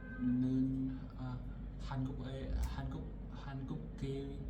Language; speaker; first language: Korean; non-native, learner; Vietnamese